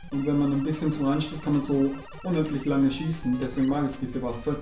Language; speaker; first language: German; native; German